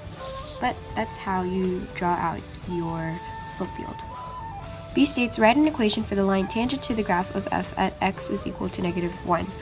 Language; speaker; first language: English; native; English